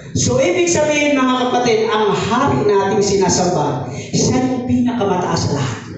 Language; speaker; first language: Filipino; native; Filipino